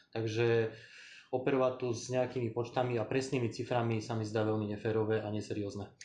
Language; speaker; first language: Slovak; native; Slovak